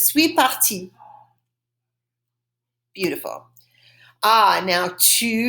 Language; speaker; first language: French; non-native, fluent; English